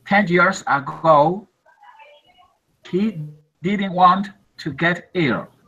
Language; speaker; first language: English; non-native, learner; Spanish